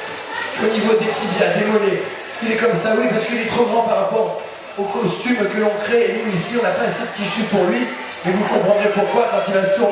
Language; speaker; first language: French; native; French